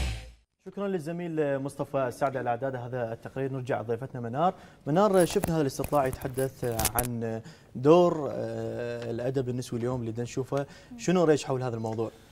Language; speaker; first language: Arabic; native; Arabic